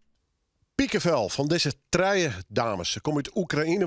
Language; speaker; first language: Dutch; non-native, local second language; Western Frisian